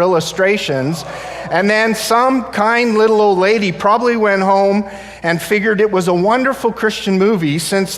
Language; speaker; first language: English; native; English